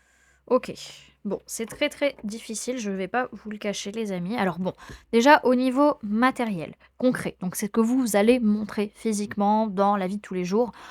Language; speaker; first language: French; native; French